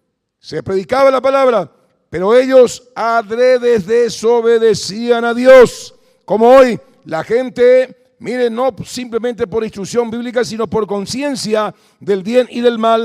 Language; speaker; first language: Spanish; native; Spanish